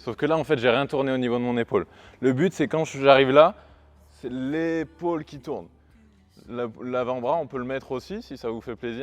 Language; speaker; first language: French; native; French